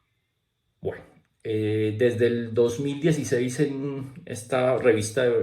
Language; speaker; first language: Spanish; native; Spanish